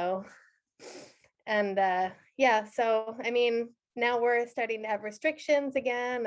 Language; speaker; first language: English; native; English